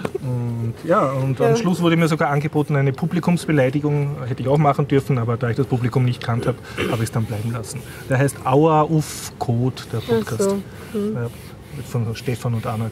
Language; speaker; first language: German; native; German